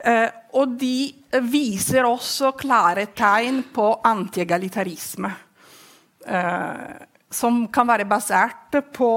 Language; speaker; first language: Norwegian; non-native, fluent; Italian